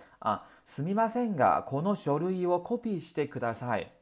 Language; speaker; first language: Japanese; non-native, fluent; Chinese